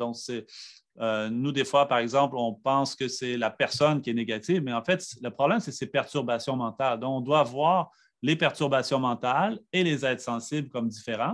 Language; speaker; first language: French; native; French